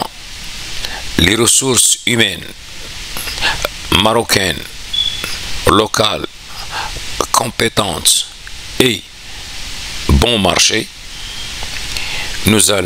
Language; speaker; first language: French; non-native, local second language; Arabic